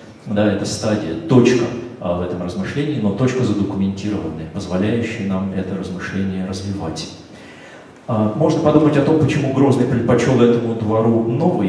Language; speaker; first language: Russian; native; Russian